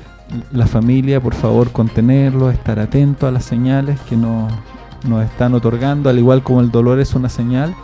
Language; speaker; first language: Spanish; native; Spanish